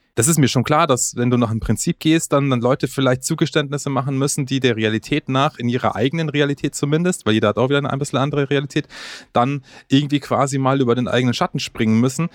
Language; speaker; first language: German; early bilingual, other home language; Croatian